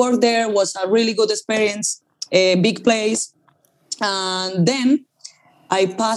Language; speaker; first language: English; non-native, learner; Spanish